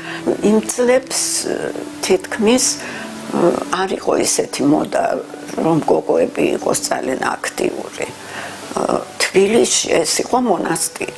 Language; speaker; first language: Georgian; early bilingual, heritage; Georgian